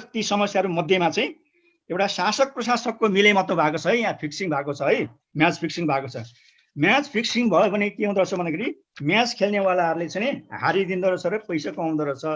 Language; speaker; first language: Nepali; non-native, local second language; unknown